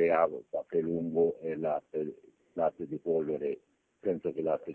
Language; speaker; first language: Italian; non-native, learner; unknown